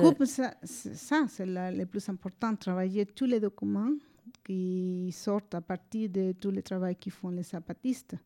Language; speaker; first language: French; non-native, fluent; Spanish